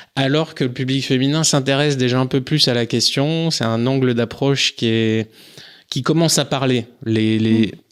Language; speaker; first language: French; native; French